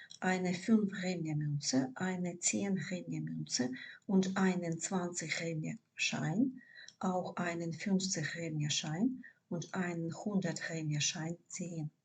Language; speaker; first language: German; non-native, fluent; Ukrainian